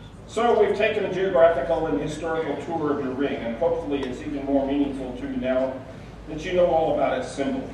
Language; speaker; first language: English; native; English